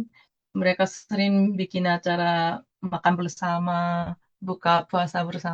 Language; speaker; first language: Indonesian; non-native, fluent; Japanese